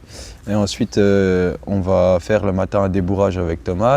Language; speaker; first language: French; native; French